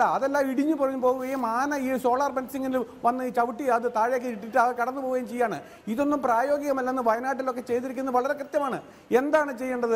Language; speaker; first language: Malayalam; native; Malayalam